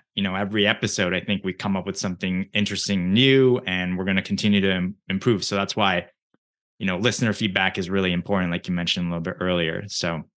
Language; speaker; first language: English; early bilingual, other home language; Japanese